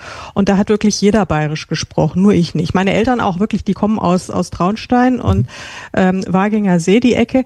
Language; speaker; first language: German; native; German